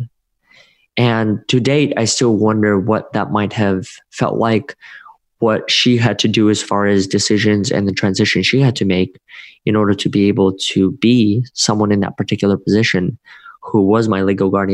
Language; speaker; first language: English; early bilingual, other home language; Russian